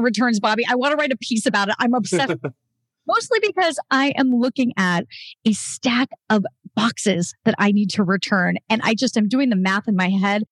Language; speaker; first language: English; native; English